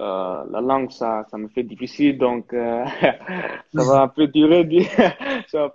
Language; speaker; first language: French; early bilingual, heritage; French